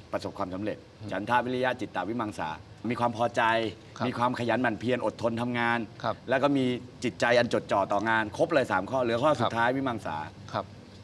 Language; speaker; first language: Thai; native; Thai